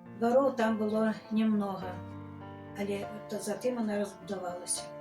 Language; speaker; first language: Belarusian; native; Belarusian